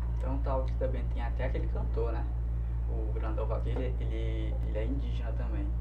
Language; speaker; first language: Portuguese; non-native, local second language; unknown